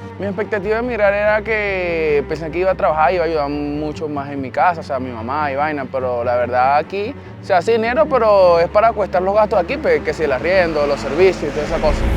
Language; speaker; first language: Spanish; native; Spanish